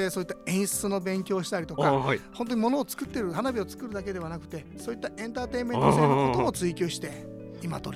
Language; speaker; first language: Japanese; native; Japanese